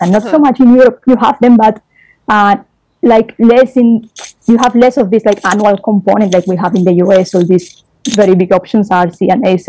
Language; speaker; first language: English; non-native, fluent; Spanish